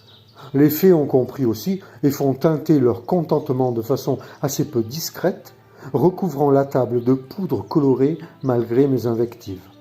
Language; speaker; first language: French; native; French